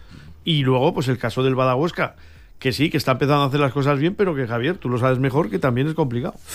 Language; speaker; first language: Spanish; native; Spanish